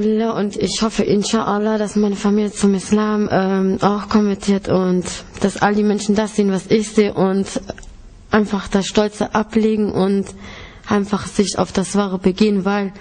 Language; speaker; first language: German; early bilingual, other home language; Greek